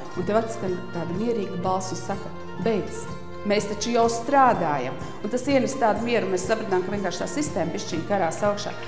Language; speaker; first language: Latvian; native; Latvian